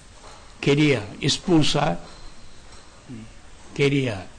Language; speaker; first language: Portuguese; non-native, learner; Japanese